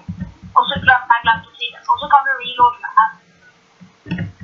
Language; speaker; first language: Norwegian; native; Norwegian